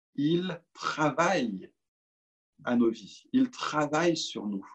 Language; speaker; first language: French; native; French